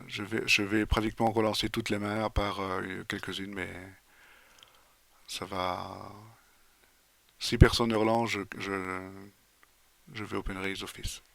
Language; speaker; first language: French; native; French